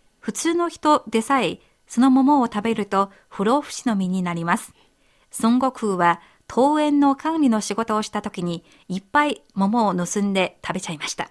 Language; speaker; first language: Japanese; native; Japanese